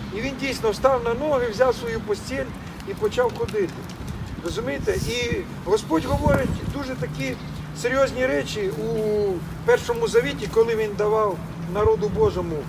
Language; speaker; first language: Ukrainian; non-native, local second language; Russian